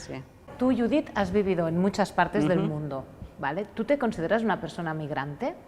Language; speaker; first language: Spanish; non-native, local second language; Catalan